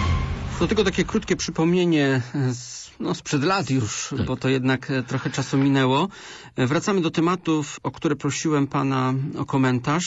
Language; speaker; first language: Polish; native; Polish